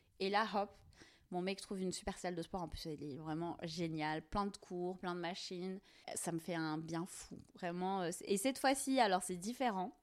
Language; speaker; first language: French; non-native, local second language; Kabyle